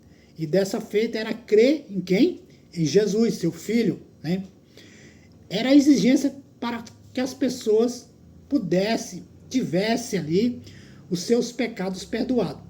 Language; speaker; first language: Portuguese; native; Portuguese